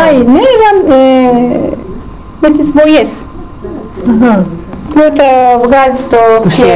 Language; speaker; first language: Greek; non-native, local second language; Turkish